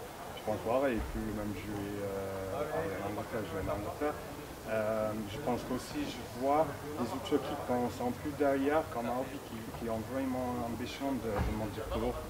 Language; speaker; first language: French; non-native, fluent; English